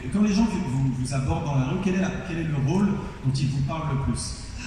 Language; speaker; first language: French; native; French